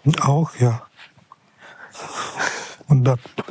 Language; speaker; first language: German; non-native, fluent; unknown